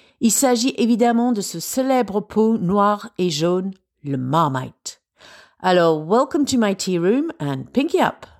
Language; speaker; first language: French; non-native, fluent; English